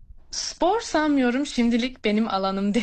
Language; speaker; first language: Turkish; early bilingual, heritage; Turkish